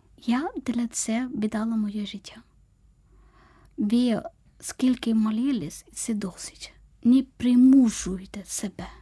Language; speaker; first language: Ukrainian; non-native, learner; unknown